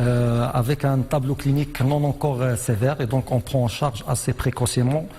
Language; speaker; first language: French; non-native, local second language; Arabic